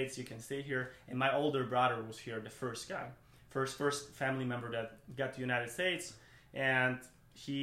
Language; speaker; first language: English; non-native, fluent; German